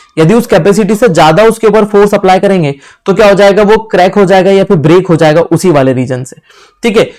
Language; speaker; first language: Hindi; native; Hindi